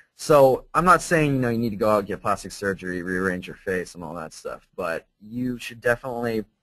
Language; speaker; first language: English; native; English